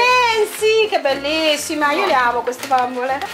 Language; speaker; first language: Italian; native; Italian